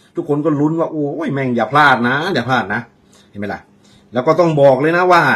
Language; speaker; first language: Thai; native; Thai